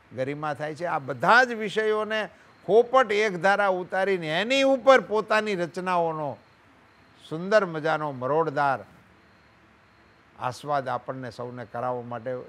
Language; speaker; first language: Gujarati; native; Gujarati